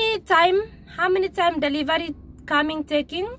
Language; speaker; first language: English; non-native, learner; Arabic